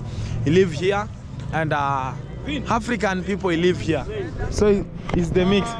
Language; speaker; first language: English; non-native, learner; Swahili